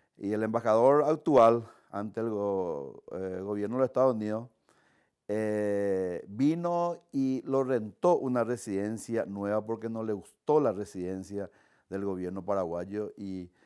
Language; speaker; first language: Spanish; native; Spanish